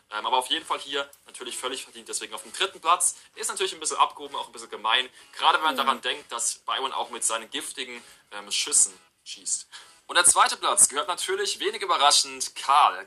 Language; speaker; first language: German; native; German